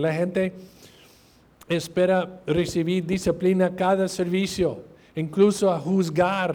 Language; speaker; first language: Spanish; non-native, fluent; English